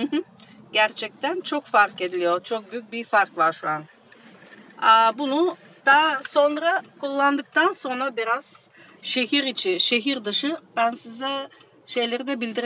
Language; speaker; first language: Turkish; early bilingual, heritage; Turkish